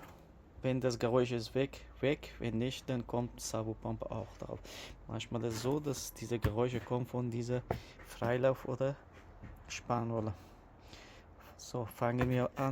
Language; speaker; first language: German; non-native, learner; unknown